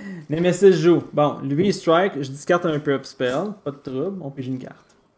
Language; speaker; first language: French; native; French